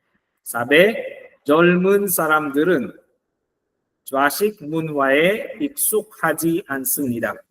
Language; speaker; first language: Korean; non-native, learner; Filipino